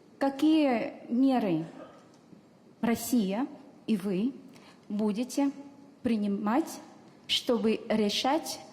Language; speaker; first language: Russian; non-native, fluent; Vietnamese